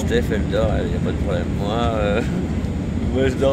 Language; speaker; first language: French; native; French